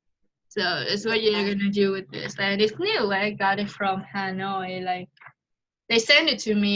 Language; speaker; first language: English; non-native, fluent; Vietnamese